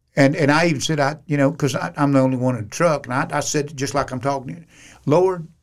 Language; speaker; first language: English; native; English